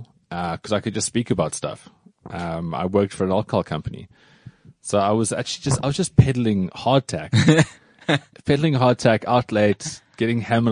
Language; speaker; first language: English; native; English